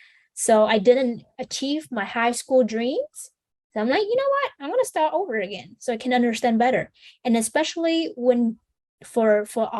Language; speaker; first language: English; non-native, fluent; Vietnamese